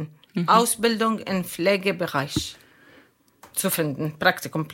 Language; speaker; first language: German; non-native, learner; Arabic